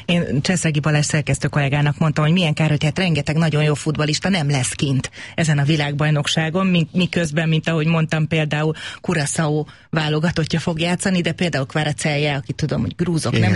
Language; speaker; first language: Hungarian; native; Hungarian